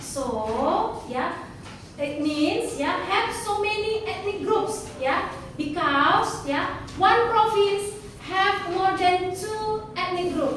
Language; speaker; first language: English; non-native, learner; Indonesian